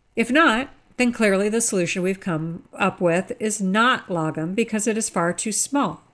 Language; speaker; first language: English; native; English